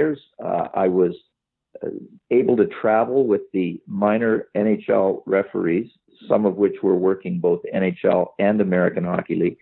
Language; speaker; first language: English; native; English